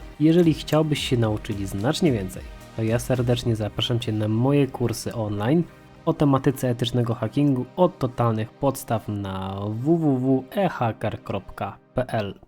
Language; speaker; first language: Polish; native; Polish